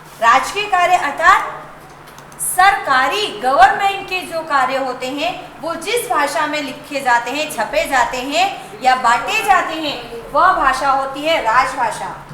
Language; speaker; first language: Hindi; native; Hindi